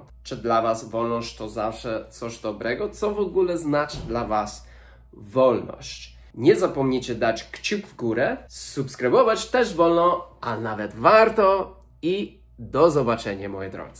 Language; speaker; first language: Polish; non-native, fluent; English